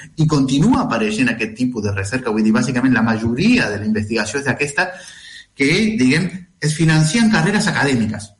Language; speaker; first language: Catalan; non-native, fluent; Spanish